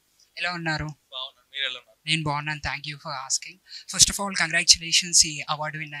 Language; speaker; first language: Telugu; native; Telugu